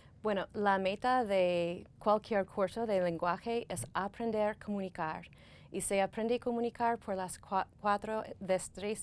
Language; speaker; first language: Spanish; non-native, fluent; English